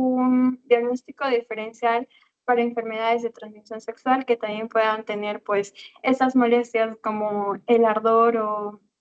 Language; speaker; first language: Spanish; native; Spanish